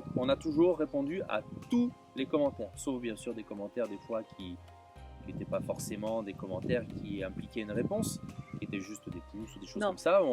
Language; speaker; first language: French; native; French